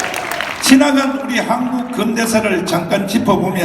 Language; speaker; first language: Korean; native; Korean